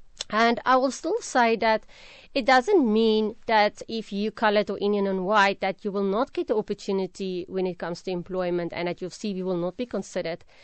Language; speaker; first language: English; non-native, local second language; Afrikaans